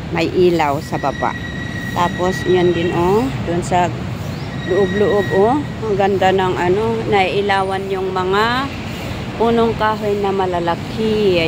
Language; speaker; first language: Filipino; native; Filipino